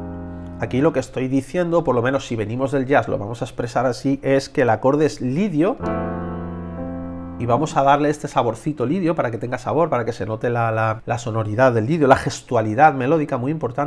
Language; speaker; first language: Spanish; native; Spanish